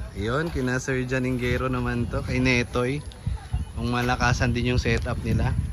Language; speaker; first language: Filipino; non-native, local second language; Cebuano